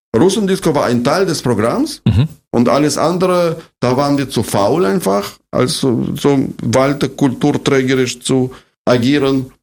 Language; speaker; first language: German; non-native, fluent; Russian